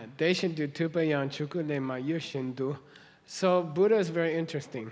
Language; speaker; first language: English; native; English